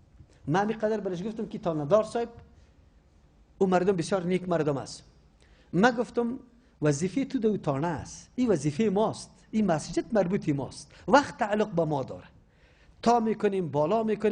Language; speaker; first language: Persian; native; Persian